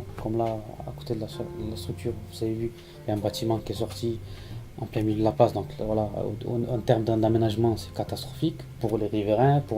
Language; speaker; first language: French; native; French